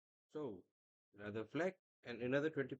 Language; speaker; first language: English; non-native, local second language; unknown